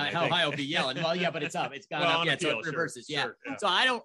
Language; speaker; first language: English; native; English